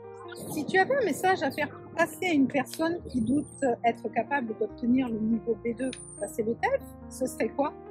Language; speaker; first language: French; native; French